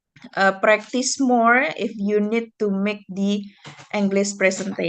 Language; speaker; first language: English; non-native, fluent; Indonesian